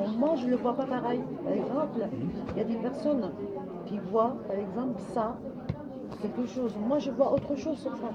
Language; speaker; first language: French; non-native, local second language; Arabic